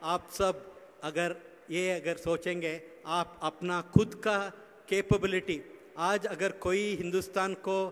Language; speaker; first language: Hindi; non-native, local second language; Kannada